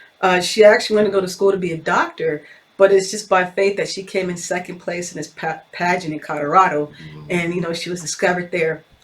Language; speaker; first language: English; native; English